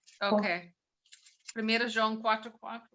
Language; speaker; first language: Portuguese; non-native, learner; English